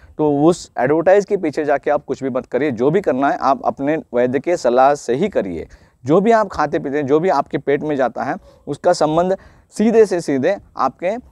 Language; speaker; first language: Hindi; non-native, local second language; Marathi